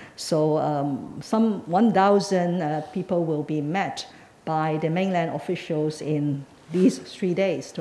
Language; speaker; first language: English; non-native, local second language; Cantonese